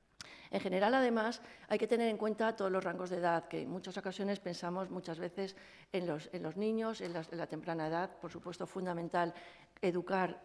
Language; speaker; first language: Spanish; native; Spanish